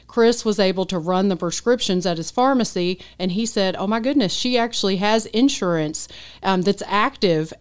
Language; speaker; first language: English; native; English